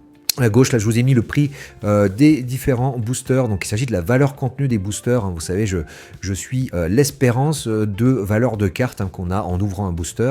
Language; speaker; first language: French; native; French